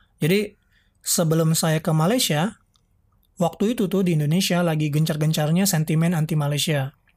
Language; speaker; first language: Indonesian; native; Indonesian